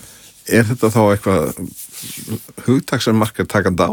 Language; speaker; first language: Icelandic; native; Icelandic